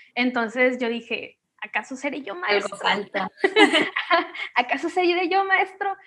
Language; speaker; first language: Spanish; native; Spanish